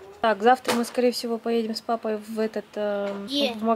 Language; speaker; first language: Russian; native; Russian